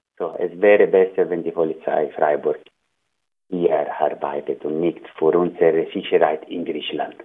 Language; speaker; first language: German; non-native, learner; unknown